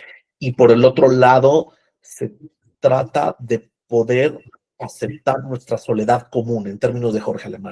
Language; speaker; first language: Spanish; native; Spanish